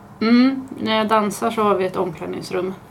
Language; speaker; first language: Swedish; native; Swedish